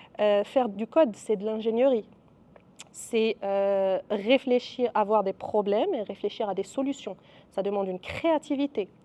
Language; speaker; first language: French; non-native, local second language; Arabic